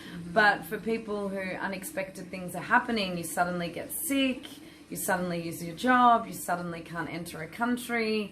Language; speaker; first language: English; native; English